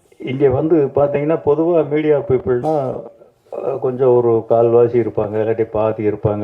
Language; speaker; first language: Tamil; native; Tamil